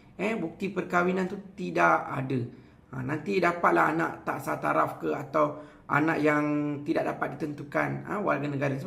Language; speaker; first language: Malay; non-native, local second language; Tamil